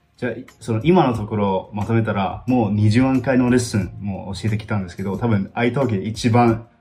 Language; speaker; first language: Japanese; non-native, fluent; English